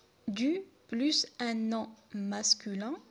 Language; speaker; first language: French; non-native, local second language; Arabic